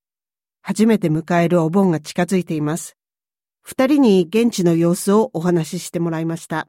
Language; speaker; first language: Japanese; native; Japanese